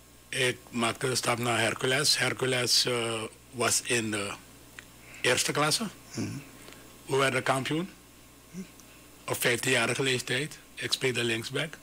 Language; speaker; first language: Dutch; non-native, local second language; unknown